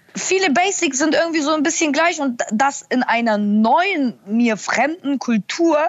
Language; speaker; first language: German; early bilingual, other home language; Russian